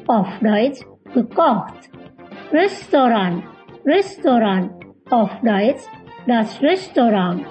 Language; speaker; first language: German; non-native, fluent; Indonesian